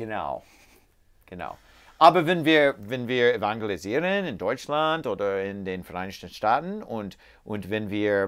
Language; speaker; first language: German; non-native, fluent; English